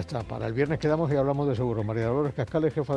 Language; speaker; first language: Spanish; native; Spanish